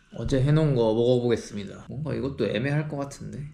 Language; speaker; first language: Korean; native; Korean